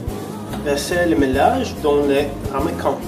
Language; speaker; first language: French; non-native, learner; Latvian